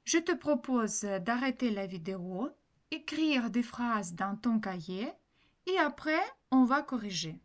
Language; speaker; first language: French; non-native, fluent; Ukrainian